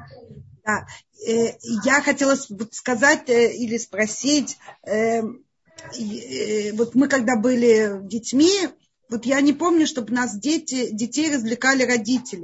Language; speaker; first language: Russian; native; Russian